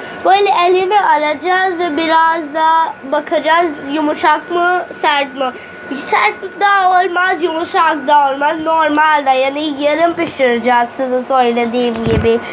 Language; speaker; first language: Turkish; non-native, learner; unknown